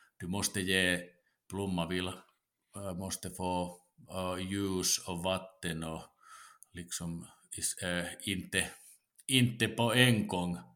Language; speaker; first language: Swedish; non-native, local second language; Finnish